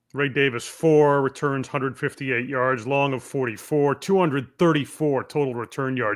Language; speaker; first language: English; native; English